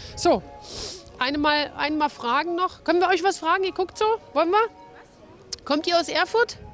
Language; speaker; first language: German; native; German